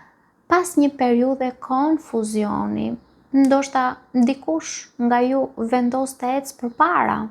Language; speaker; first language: Albanian; native; Albanian